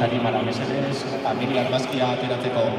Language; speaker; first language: Basque; native; Basque